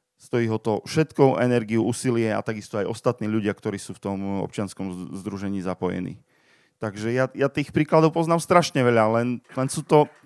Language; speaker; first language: Slovak; native; Slovak